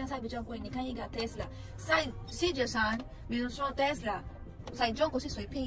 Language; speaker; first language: Chinese; non-native, learner; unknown